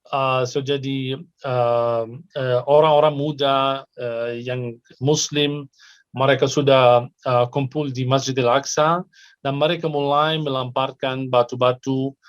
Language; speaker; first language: Indonesian; non-native, fluent; Arabic